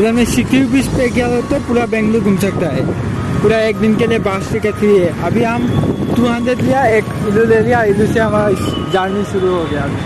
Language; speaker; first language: Hindi; non-native, local second language; Assamese